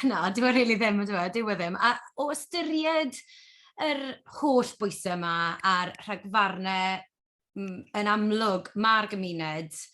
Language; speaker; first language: Welsh; native; Welsh